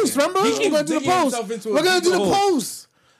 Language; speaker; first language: English; non-native, fluent; French